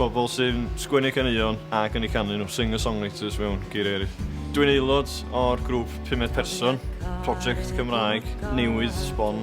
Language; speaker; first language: Welsh; native; Welsh